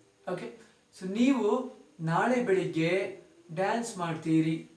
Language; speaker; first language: Kannada; non-native, local second language; Telugu